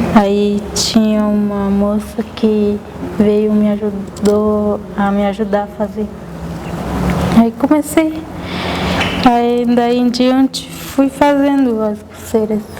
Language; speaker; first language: Portuguese; non-native, local second language; Guarani